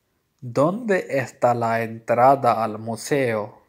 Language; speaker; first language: Spanish; non-native, fluent; Urdu